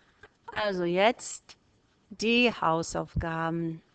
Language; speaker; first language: German; non-native, fluent; English